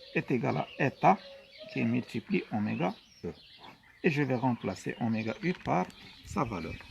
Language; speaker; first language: French; non-native, local second language; Arabic